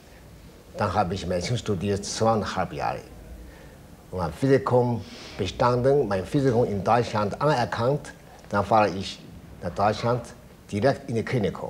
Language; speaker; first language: German; non-native, fluent; Chinese